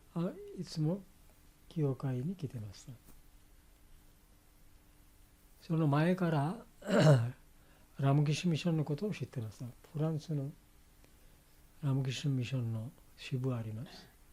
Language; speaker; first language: Japanese; non-native, fluent; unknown